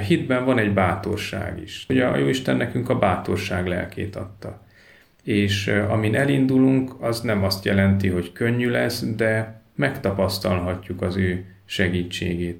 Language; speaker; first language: Hungarian; native; Hungarian